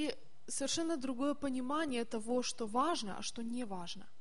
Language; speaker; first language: Russian; native; Russian